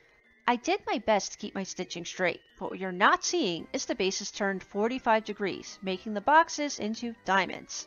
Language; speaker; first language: English; native; English